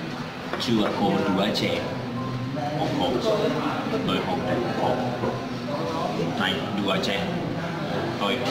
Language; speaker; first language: Vietnamese; non-native, learner; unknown